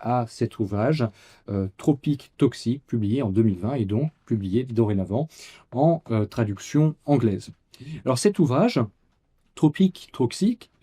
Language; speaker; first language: French; native; French